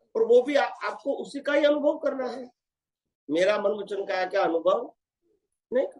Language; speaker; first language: Hindi; non-native, local second language; Gujarati